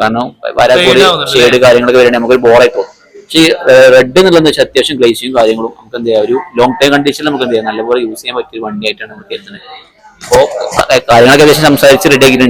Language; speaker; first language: Malayalam; native; Malayalam